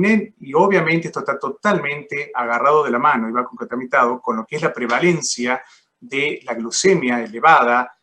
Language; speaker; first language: Spanish; native; Spanish